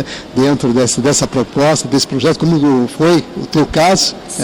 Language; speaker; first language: Portuguese; native; Portuguese